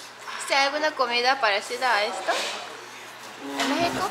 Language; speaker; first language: Spanish; non-native, learner; Korean